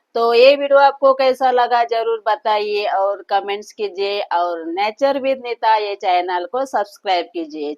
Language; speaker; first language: Hindi; non-native, local second language; Marathi